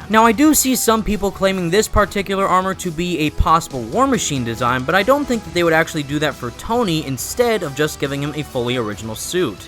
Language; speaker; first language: English; native; English